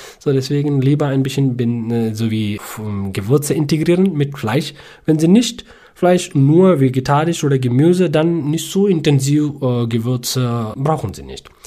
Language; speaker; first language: German; non-native, learner; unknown